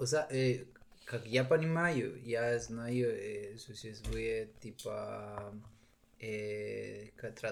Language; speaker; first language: Russian; non-native, learner; Spanish